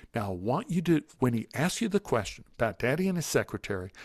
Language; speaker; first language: English; native; English